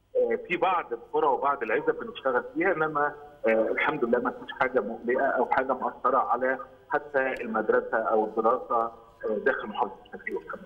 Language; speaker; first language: Egyptian Arabic; native; Egyptian Arabic